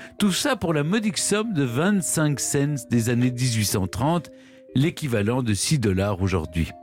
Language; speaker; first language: French; native; French